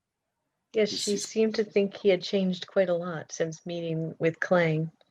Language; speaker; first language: English; native; English